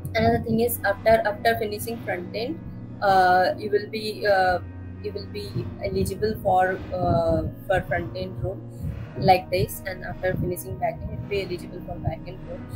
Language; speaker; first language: English; non-native, local second language; Bangla